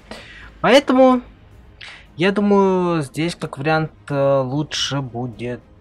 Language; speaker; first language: Russian; native; Russian